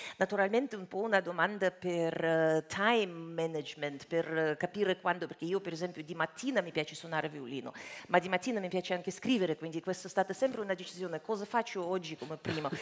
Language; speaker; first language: Italian; non-native, fluent; Russian